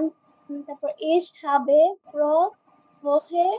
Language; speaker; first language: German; non-native, learner; Bangla